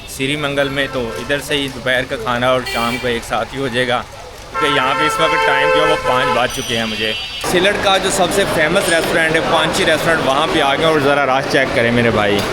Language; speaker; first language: Urdu; native; Urdu